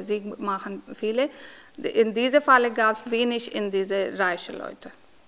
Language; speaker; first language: German; non-native, learner; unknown